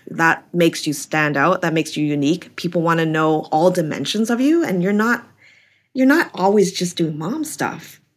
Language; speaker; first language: English; native; English